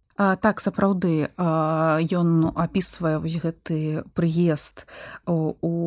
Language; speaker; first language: Belarusian; native; Belarusian